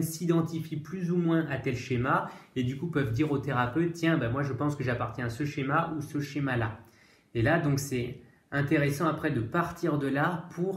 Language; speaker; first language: French; native; French